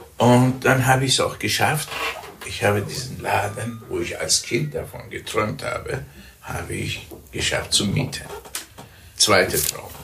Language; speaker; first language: German; early bilingual, other home language; Persian